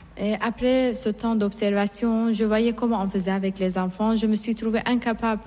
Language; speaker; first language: French; non-native, fluent; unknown